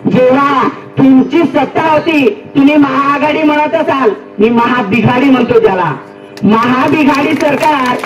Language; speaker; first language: Marathi; non-native, local second language; Lambadi